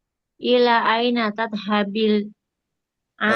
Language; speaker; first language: Arabic; non-native, learner; Indonesian